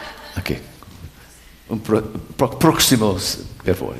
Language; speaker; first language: Spanish; non-native, learner; English